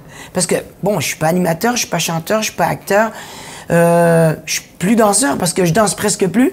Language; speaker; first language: French; native; French